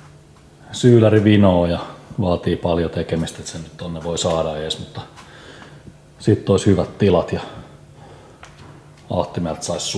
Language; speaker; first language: Finnish; native; Finnish